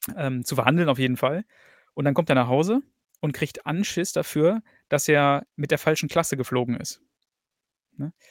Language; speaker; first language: German; native; German